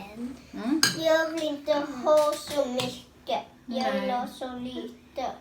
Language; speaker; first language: Swedish; early bilingual, other home language; Thai